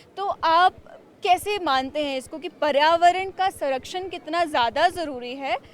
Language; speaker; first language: Hindi; native; Hindi